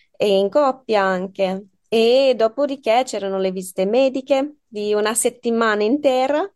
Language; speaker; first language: Italian; non-native, fluent; English